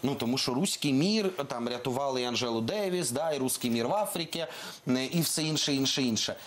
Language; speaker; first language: Ukrainian; non-native, local second language; Russian